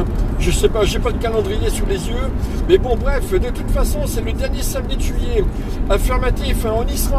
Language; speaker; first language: French; native; French